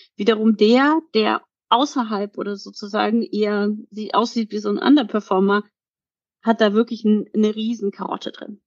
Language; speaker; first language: German; early bilingual, other home language; Polish